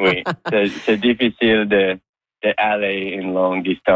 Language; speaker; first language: French; non-native, local second language; English